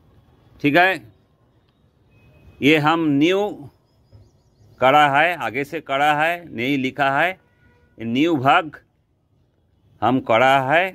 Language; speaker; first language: Hindi; non-native, local second language; Bangla